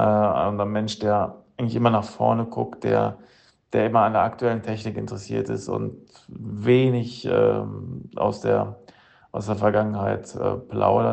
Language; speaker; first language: German; native; German